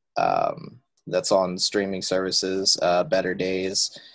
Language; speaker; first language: English; native; English